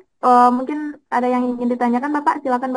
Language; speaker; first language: Indonesian; native; Indonesian